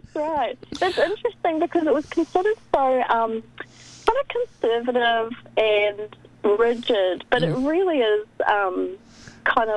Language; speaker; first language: English; native; English